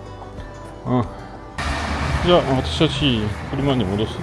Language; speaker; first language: Japanese; non-native, learner; French